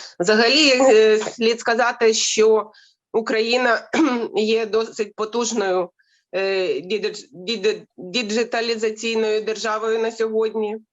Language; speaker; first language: Ukrainian; native; Ukrainian